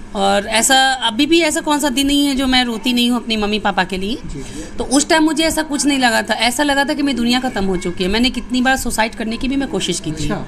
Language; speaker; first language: Hindi; native; Hindi